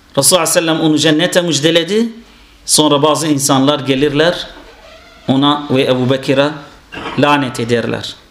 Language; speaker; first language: Turkish; non-native, fluent; Arabic